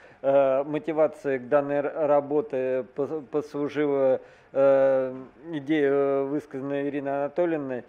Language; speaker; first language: Russian; native; Russian